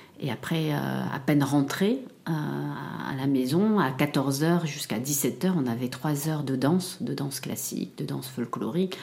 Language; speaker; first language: French; early bilingual, other home language; Khmer